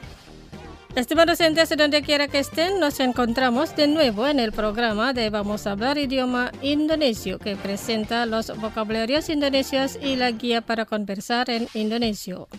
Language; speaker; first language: Spanish; non-native, fluent; Indonesian